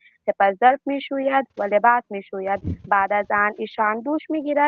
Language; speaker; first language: Persian; non-native, learner; Urdu